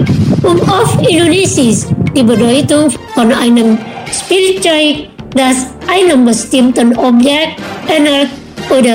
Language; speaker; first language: German; non-native, fluent; Indonesian